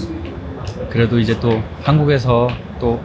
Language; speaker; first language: Korean; native; Korean